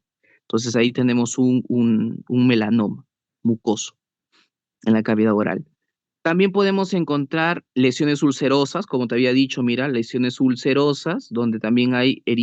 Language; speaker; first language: Spanish; native; Spanish